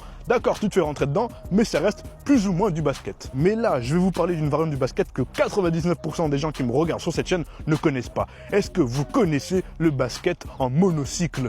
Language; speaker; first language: French; native; French